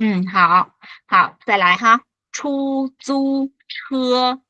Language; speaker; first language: Chinese; non-native, fluent; Vietnamese